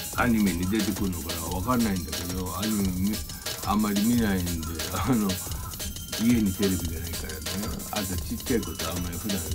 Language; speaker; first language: Japanese; native; Japanese